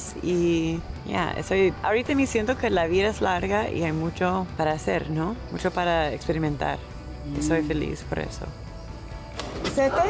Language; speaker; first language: Spanish; non-native, learner; English